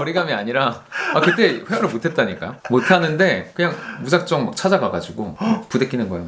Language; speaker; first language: Korean; native; Korean